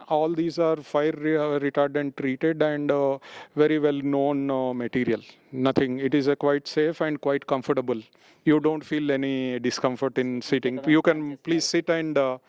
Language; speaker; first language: English; non-native, local second language; Telugu